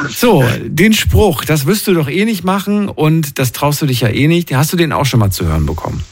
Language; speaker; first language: German; native; German